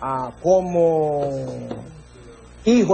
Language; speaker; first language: Spanish; non-native, learner; Filipino